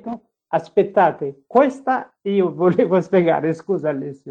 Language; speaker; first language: Italian; non-native, learner; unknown